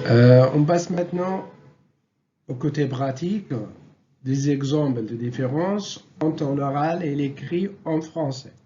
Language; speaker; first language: French; non-native, local second language; Arabic